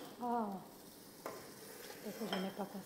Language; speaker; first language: French; non-native, learner; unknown